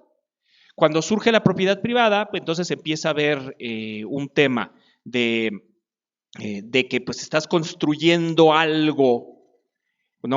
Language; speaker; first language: Spanish; native; Spanish